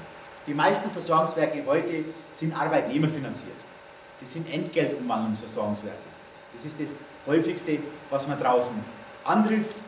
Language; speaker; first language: German; native; German